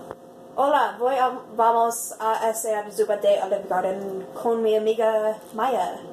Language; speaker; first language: Spanish; non-native, learner; English